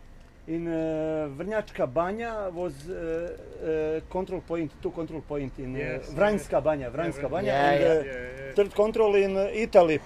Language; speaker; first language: English; non-native, learner; Serbian